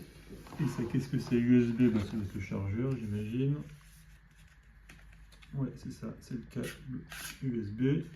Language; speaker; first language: French; native; French